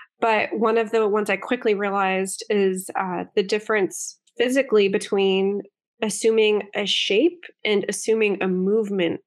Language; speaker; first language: English; native; English